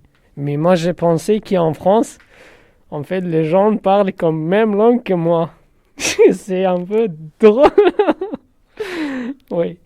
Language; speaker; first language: French; non-native, learner; Persian